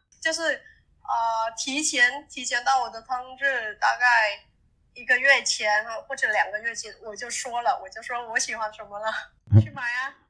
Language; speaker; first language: Chinese; non-native, fluent; Vietnamese